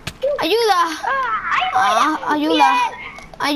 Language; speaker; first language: Spanish; native; Spanish